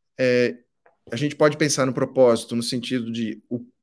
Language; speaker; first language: Portuguese; native; Portuguese